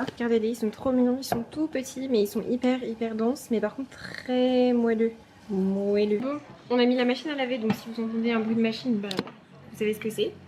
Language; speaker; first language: French; native; French